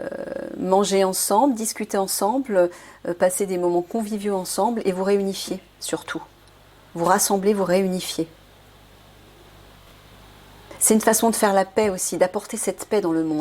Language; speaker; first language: French; native; French